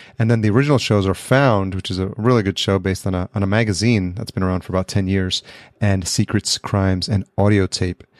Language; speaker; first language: English; early bilingual, other home language; Spanish